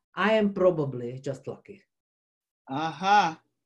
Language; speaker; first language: English; non-native, fluent; Czech